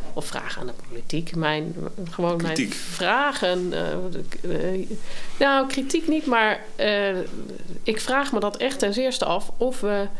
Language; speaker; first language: Dutch; native; Dutch